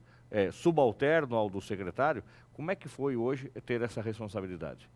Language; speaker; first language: Portuguese; native; Portuguese